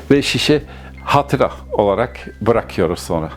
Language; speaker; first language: Turkish; non-native, fluent; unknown